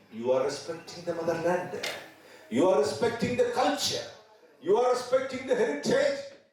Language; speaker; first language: English; non-native, local second language; Tamil